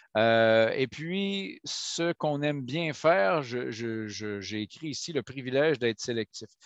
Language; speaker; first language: French; native; French